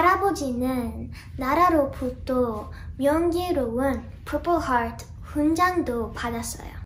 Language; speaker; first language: Korean; non-native, learner; English